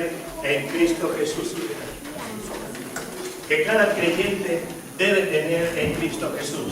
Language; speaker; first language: Spanish; native; Spanish